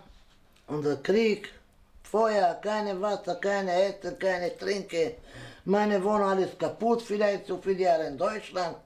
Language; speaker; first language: German; non-native, learner; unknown